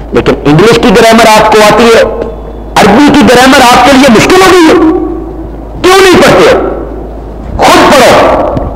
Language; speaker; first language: Urdu; non-native, local second language; Punjabi